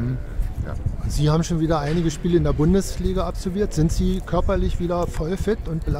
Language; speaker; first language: German; native; German